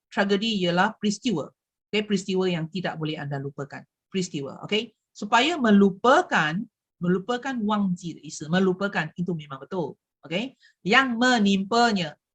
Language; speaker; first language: Malay; non-native, local second language; Chinese